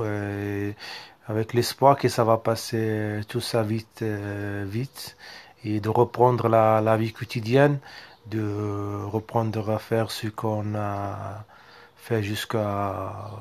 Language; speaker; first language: French; non-native, learner; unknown